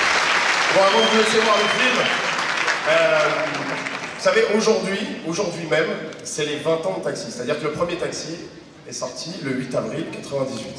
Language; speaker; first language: French; native; French